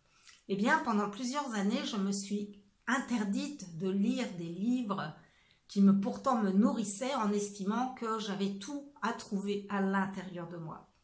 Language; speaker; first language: French; native; French